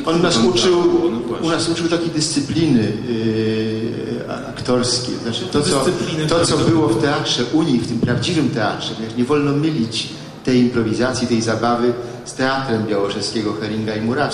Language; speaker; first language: Polish; native; Polish